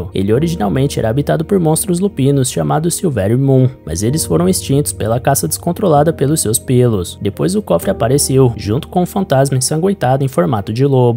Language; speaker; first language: Portuguese; native; Portuguese